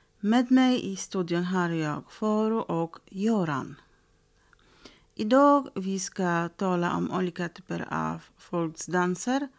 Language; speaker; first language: Swedish; non-native, learner; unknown